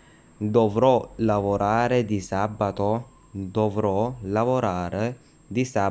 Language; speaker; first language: Italian; non-native, learner; Urdu